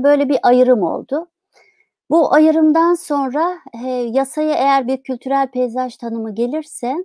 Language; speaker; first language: Turkish; native; Turkish